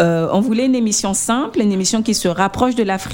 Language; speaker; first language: French; native; French